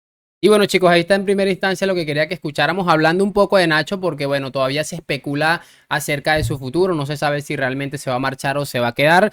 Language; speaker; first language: Spanish; native; Spanish